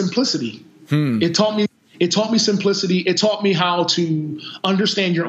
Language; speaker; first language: English; native; English